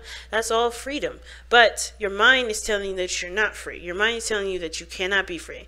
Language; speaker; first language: English; native; English